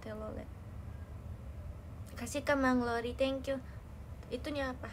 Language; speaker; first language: Indonesian; native; Indonesian